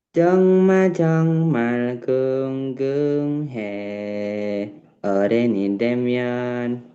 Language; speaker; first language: Korean; non-native, learner; Indonesian